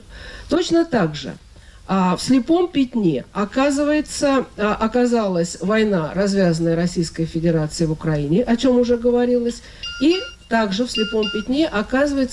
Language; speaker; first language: Russian; native; Russian